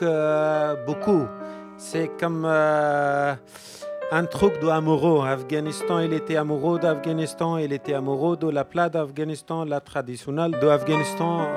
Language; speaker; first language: French; non-native, learner; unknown